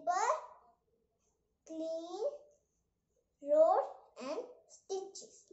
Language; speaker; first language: English; non-native, learner; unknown